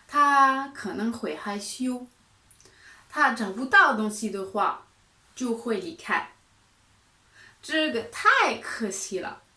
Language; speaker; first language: Chinese; non-native, fluent; French